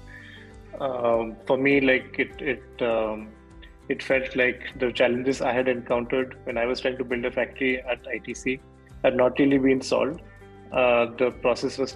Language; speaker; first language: English; non-native, local second language; Odia